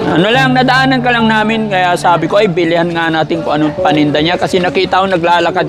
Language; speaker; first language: Filipino; native; Filipino